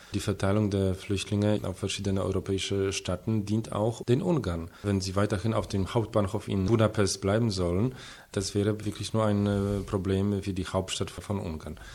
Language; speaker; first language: German; non-native, fluent; Polish